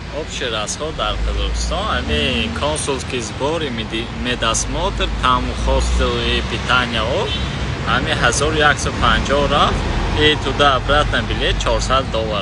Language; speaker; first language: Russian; non-native, local second language; Tajik